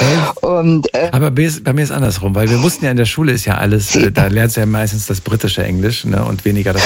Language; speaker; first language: German; native; German